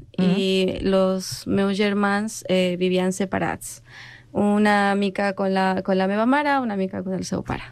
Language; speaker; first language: Catalan; non-native, learner; Spanish